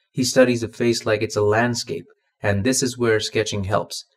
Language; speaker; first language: English; non-native, local second language; Malayalam